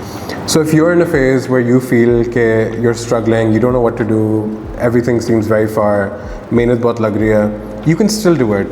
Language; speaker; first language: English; non-native, local second language; Urdu